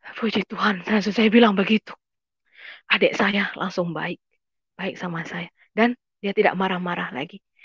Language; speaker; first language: Indonesian; native; Indonesian